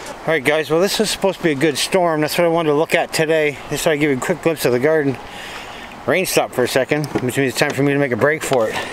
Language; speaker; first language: English; native; English